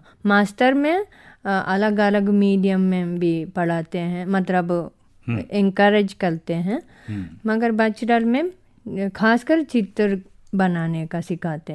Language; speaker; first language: Hindi; non-native, fluent; Japanese